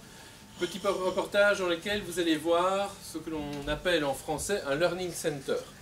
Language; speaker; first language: French; native; French